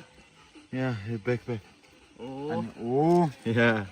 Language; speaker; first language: English; non-native, learner; Georgian